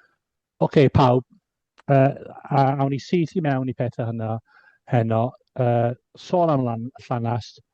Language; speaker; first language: Welsh; native; Welsh